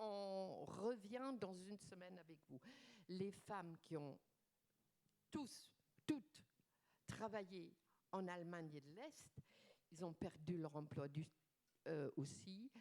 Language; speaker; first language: French; non-native, fluent; German